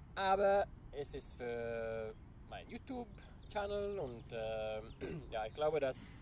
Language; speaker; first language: German; non-native, learner; English